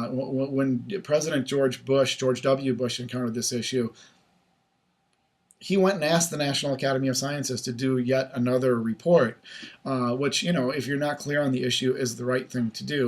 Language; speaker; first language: English; native; English